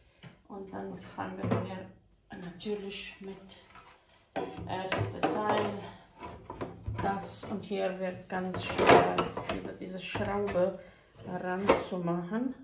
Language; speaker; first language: German; non-native, fluent; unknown